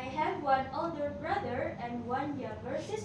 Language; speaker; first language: English; non-native, fluent; Indonesian